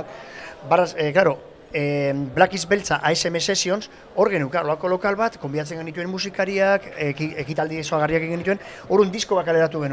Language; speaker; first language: Basque; native; Basque